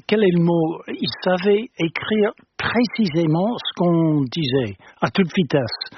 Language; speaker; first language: French; non-native, fluent; English